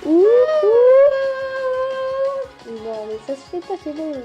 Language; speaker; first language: French; native; French